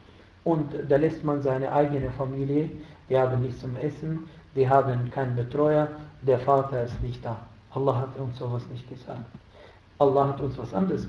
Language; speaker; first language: German; non-native, fluent; Arabic